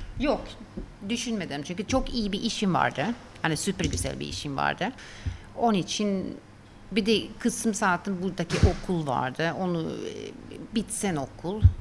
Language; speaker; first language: Turkish; non-native, fluent; Swedish